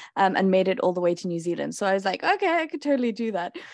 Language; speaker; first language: English; native; English